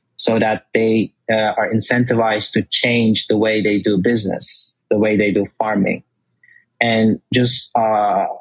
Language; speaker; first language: English; non-native, fluent; Turkish